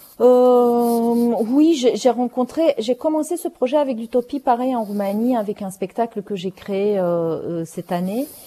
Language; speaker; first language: French; non-native, fluent; Romanian